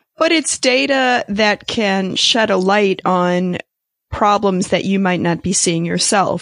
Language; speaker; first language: English; native; English